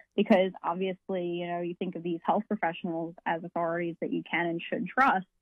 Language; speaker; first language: English; native; English